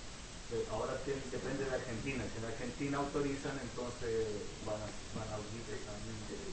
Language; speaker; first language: Spanish; native; Spanish